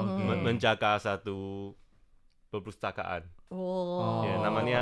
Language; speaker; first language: Indonesian; non-native, fluent; Chinese